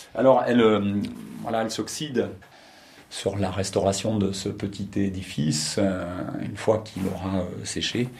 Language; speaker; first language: French; native; French